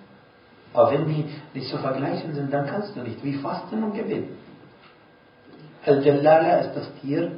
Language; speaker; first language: German; non-native, fluent; Arabic